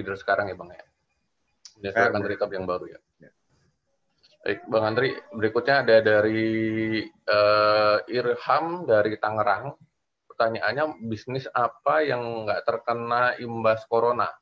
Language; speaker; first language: Indonesian; native; Indonesian